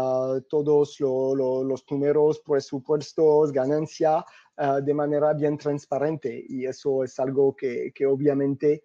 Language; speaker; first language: Spanish; non-native, fluent; French